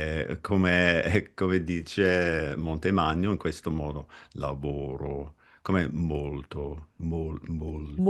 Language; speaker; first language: Italian; non-native, fluent; English